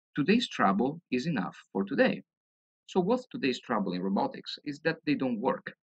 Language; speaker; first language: English; non-native, fluent; Italian